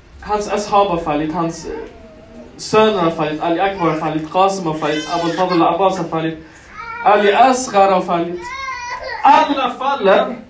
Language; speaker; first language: Swedish; non-native, local second language; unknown